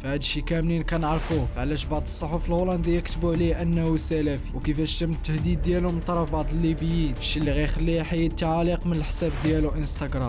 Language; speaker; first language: Arabic; native; Arabic